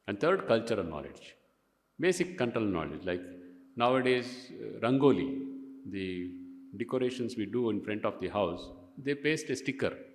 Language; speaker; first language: English; non-native, local second language; Kannada